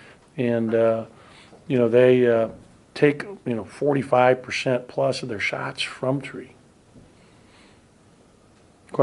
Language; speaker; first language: English; native; English